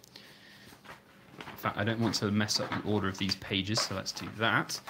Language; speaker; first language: English; native; English